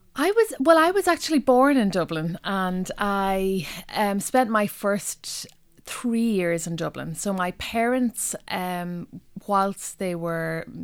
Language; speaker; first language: English; non-native, local second language; Irish